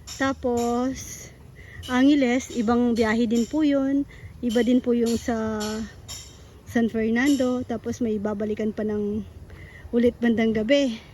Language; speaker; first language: Filipino; native; Filipino